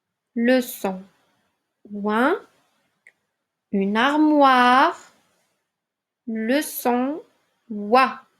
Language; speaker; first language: French; non-native, local second language; Arabic